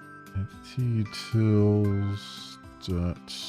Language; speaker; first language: English; native; English